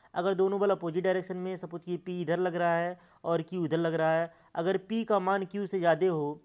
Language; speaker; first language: Hindi; native; Hindi